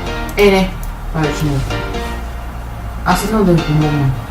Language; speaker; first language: Bulgarian; native; Bulgarian